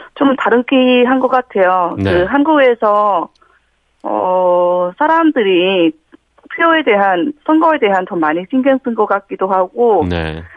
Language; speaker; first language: Korean; non-native, fluent; Vietnamese